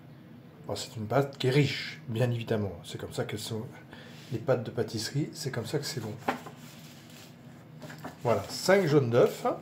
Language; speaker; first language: French; native; French